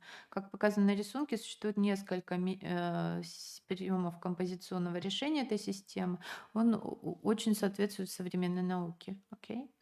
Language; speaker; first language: Russian; native; Russian